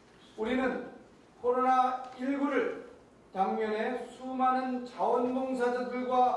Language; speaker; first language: Korean; native; Korean